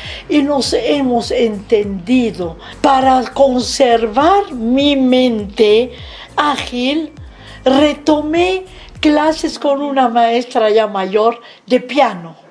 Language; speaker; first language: Spanish; non-native, fluent; Arabic